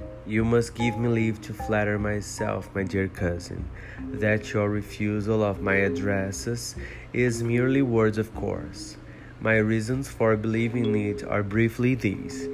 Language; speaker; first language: English; non-native, fluent; Portuguese